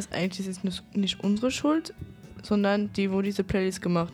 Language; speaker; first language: German; native; German